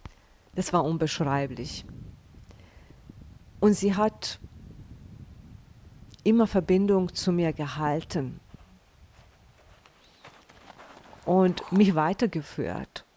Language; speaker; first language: German; non-native, fluent; Bosnian